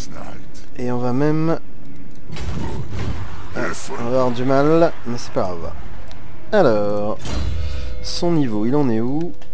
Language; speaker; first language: French; native; French